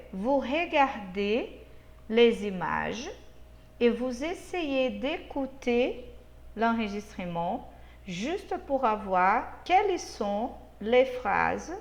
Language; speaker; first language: French; non-native, fluent; Portuguese